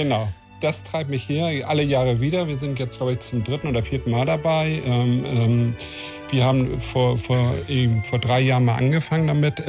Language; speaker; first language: German; native; German